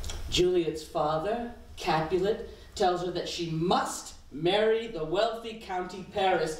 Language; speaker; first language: English; native; English